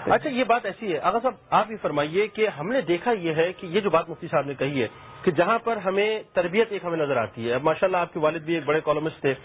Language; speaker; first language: Urdu; native; Urdu